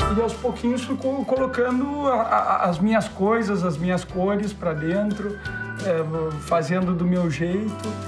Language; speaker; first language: Portuguese; native; Portuguese